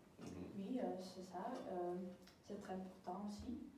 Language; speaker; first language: French; non-native, learner; Dutch